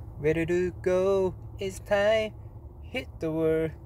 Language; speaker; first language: English; non-native, learner; Korean